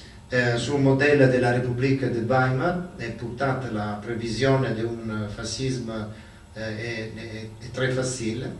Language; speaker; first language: French; non-native, learner; Italian